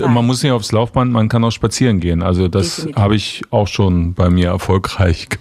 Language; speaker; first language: German; native; German